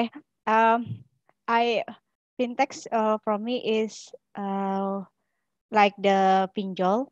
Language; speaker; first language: English; non-native, learner; Indonesian